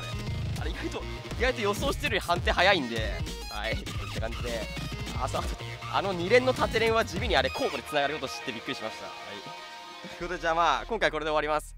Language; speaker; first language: Japanese; native; Japanese